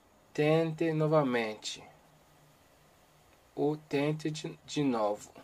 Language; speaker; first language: Portuguese; non-native, learner; Haitian Creole